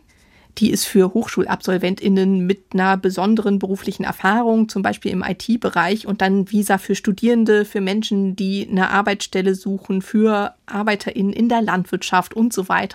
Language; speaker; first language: German; native; German